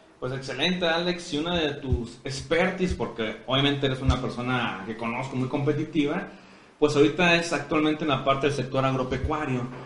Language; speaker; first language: Spanish; native; Spanish